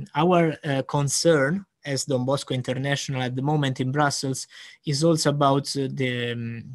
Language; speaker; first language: English; non-native, fluent; Italian